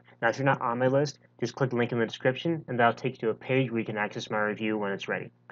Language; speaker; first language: English; native; English